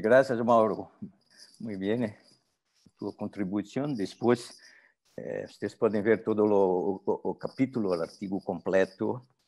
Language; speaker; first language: Spanish; non-native, learner; Portuguese